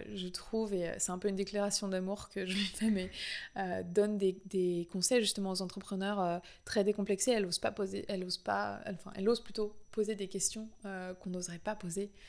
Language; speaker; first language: French; native; French